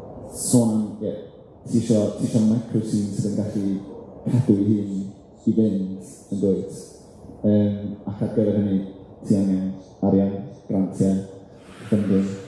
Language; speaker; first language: Welsh; native; Welsh